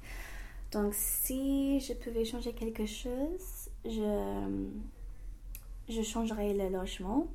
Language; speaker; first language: French; non-native, fluent; English